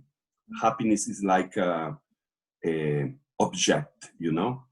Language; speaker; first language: English; non-native, learner; Portuguese